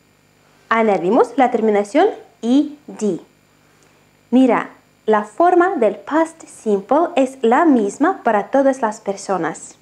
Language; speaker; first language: Spanish; non-native, fluent; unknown